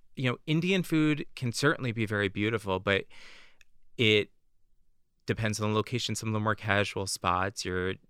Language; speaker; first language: English; native; English